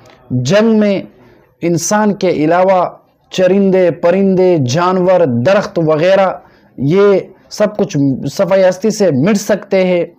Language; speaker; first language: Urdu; non-native, local second language; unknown